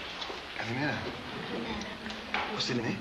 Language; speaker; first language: Greek; non-native, learner; English